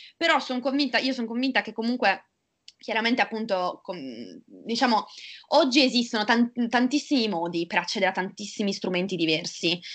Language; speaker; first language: Italian; native; Italian